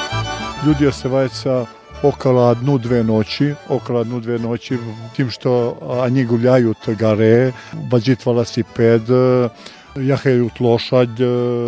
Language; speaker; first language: Russian; non-native, learner; Serbian